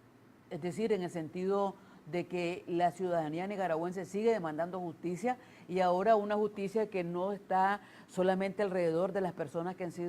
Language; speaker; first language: Spanish; native; Spanish